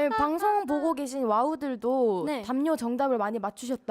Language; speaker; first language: Korean; native; Korean